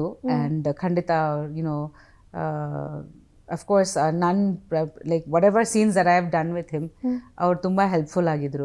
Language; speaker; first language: Kannada; non-native, fluent; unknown